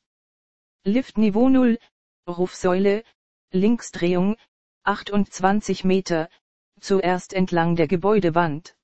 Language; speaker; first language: German; native; German